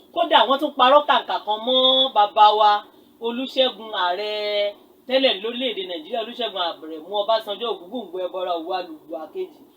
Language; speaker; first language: Yoruba; native; Yoruba